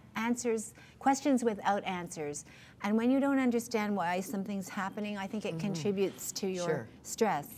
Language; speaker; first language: English; native; English